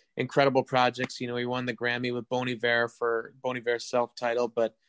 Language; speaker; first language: English; native; English